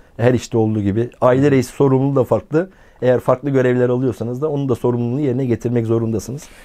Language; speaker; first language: Turkish; native; Turkish